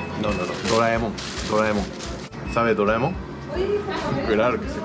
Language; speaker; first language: Spanish; non-native, learner; Japanese